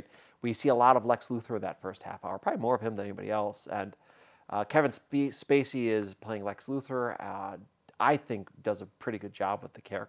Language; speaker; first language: English; native; English